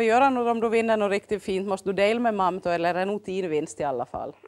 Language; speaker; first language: Swedish; native; Swedish